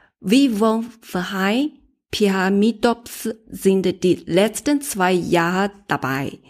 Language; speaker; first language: German; non-native, learner; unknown